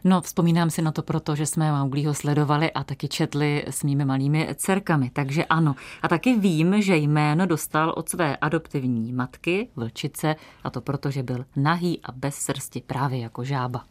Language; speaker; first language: Czech; native; Czech